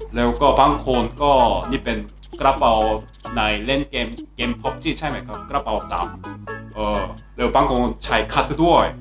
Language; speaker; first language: Thai; non-native, learner; Korean